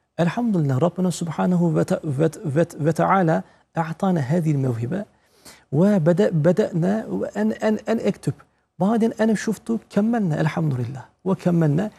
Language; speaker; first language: Arabic; non-native, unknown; Turkish